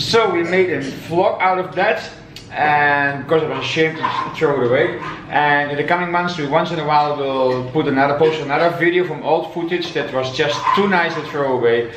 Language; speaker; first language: English; non-native, fluent; Dutch